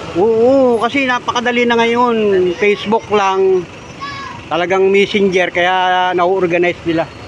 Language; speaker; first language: Filipino; native; Filipino